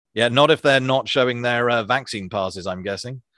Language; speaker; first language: English; native; English